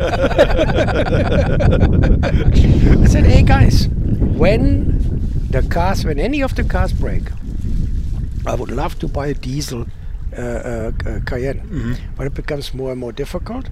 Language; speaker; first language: English; non-native, fluent; German